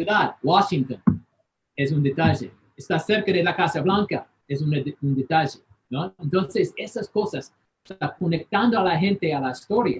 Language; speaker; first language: Spanish; non-native, fluent; English